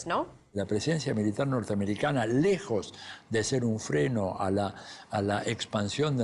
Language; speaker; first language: Spanish; native; Spanish